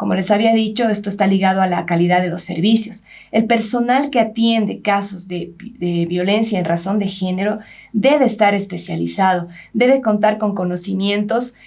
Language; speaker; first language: Spanish; native; Spanish